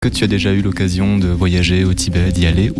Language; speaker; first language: French; native; French